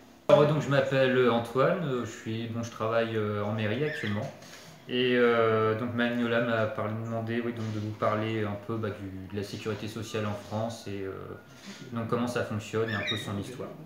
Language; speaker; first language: French; native; French